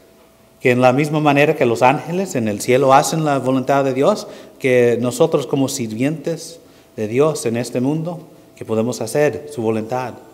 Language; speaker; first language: Spanish; non-native, fluent; English